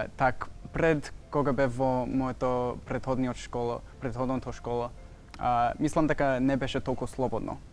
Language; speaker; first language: Macedonian; non-native, learner; English